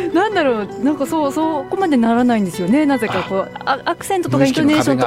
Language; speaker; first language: Japanese; native; Japanese